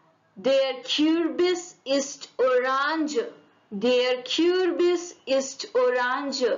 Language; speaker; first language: German; non-native, fluent; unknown